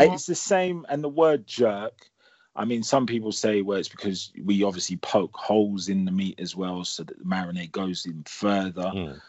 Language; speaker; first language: English; native; English